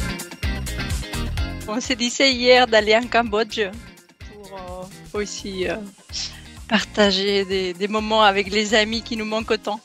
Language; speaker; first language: French; non-native, fluent; Spanish